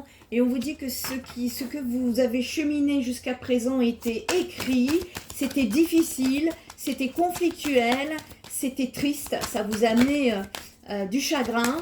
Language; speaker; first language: French; native; French